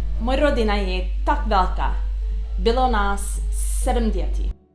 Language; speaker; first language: Czech; non-native, learner; English